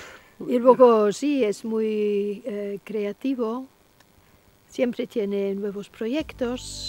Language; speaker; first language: Spanish; non-native, fluent; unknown